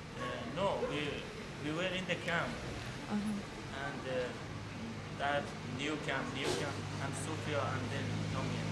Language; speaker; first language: English; non-native, learner; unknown